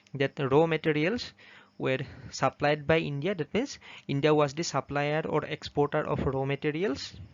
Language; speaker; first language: English; non-native, local second language; Assamese